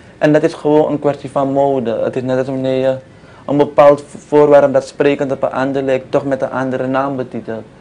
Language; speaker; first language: Dutch; native; Dutch